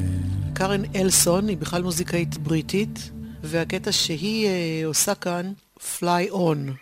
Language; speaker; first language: Hebrew; native; Hebrew